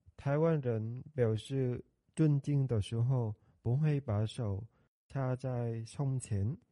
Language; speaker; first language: Chinese; non-native, learner; Vietnamese